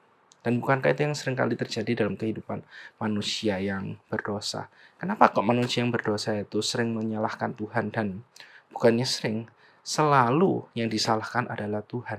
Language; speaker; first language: Indonesian; native; Indonesian